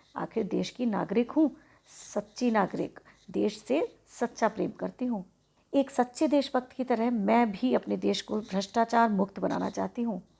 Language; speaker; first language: Hindi; native; Hindi